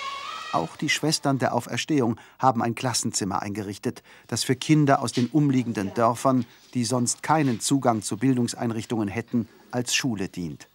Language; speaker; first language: German; native; German